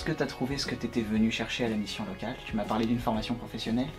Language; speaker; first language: French; native; French